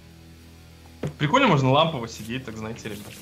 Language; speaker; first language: Russian; native; Russian